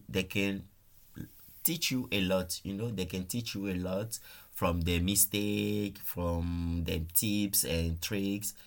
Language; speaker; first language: English; non-native, fluent; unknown